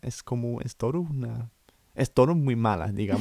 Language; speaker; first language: Spanish; non-native, fluent; English